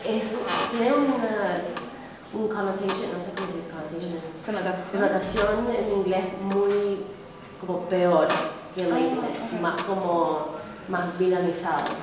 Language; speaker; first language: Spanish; non-native, fluent; English